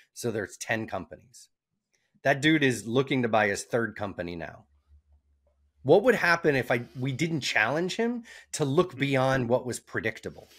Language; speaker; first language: English; native; English